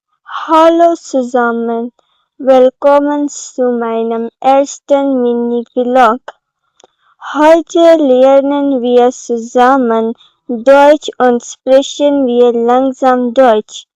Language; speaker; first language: German; non-native, learner; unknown